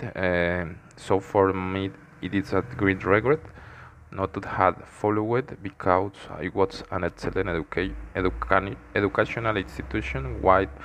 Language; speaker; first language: English; non-native, learner; Spanish